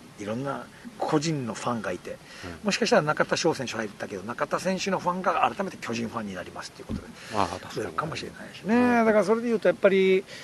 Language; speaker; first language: Japanese; native; Japanese